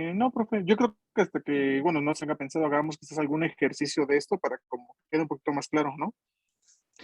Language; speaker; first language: Spanish; native; Spanish